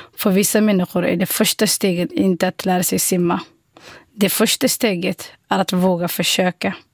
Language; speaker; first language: Swedish; non-native, fluent; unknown